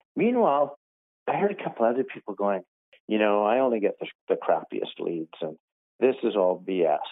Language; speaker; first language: English; native; English